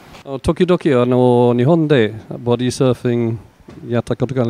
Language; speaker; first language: Japanese; non-native, learner; English